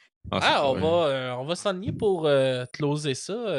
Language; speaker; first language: French; native; French